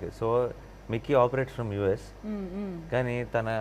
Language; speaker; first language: Telugu; native; Telugu